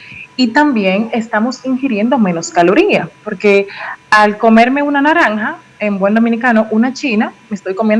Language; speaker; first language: Spanish; native; Spanish